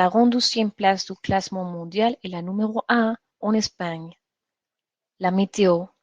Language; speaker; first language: French; non-native, learner; Spanish